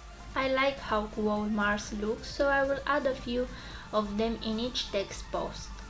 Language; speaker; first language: English; non-native, fluent; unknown